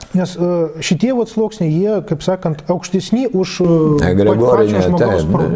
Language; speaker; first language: Lithuanian; non-native, local second language; Russian